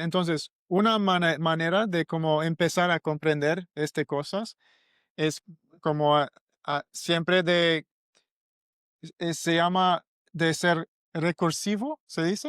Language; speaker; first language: Spanish; non-native, learner; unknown